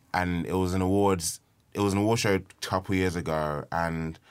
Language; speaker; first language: English; early bilingual, other home language; Yoruba